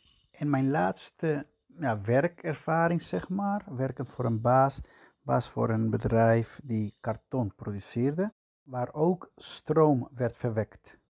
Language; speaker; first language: Dutch; non-native, fluent; Spanish